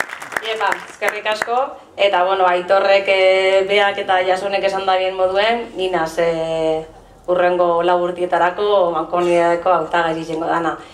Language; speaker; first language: Basque; native; Basque